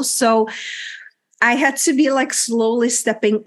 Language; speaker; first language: English; non-native, fluent; Czech